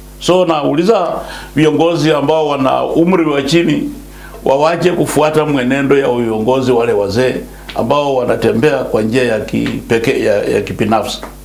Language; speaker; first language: Swahili; non-native, local second language; Luyia